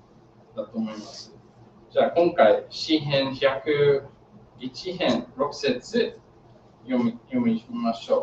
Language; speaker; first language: Japanese; non-native, learner; English